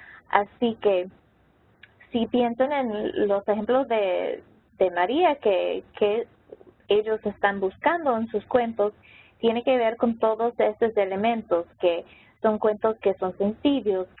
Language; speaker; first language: Spanish; non-native, local second language; English